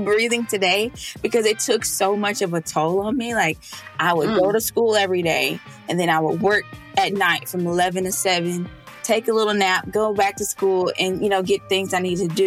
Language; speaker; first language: English; native; English